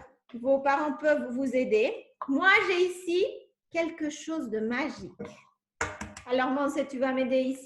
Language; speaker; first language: French; non-native, fluent; Spanish